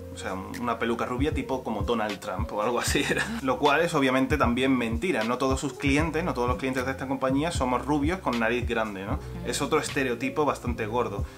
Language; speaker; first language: Spanish; native; Spanish